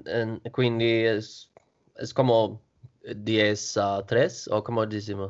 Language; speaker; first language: Italian; non-native, learner; Swedish